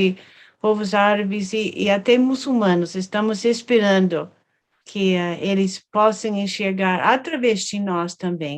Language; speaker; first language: Portuguese; non-native, fluent; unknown